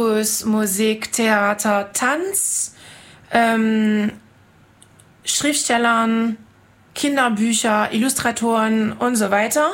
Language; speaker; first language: German; non-native, fluent; French